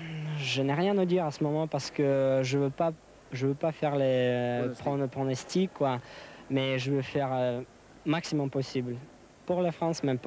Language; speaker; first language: French; non-native, learner; Russian